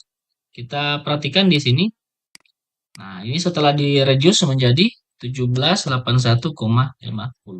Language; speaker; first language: Indonesian; native; Indonesian